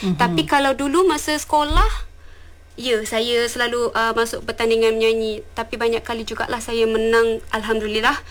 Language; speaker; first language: Malay; non-native, local second language; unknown